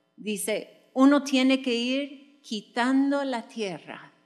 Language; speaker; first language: Spanish; non-native, fluent; English